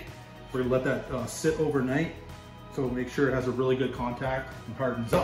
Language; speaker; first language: English; native; English